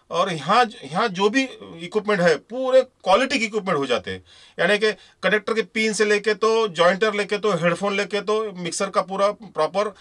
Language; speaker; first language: Hindi; non-native, local second language; Marathi